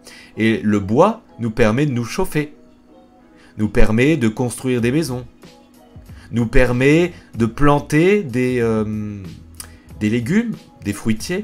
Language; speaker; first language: French; native; French